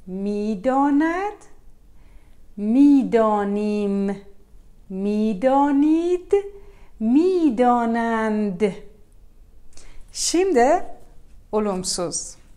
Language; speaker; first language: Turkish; non-native, learner; Persian